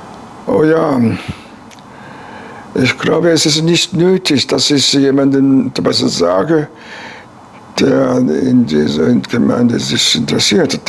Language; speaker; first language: German; non-native, fluent; Korean